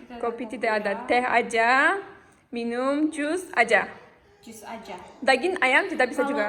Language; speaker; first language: Indonesian; non-native, learner; Turkish